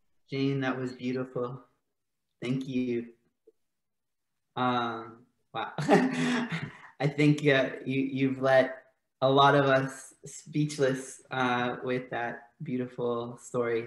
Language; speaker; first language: English; native; English